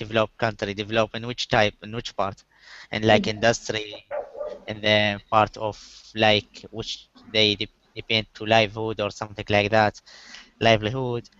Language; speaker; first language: English; non-native, learner; Arabic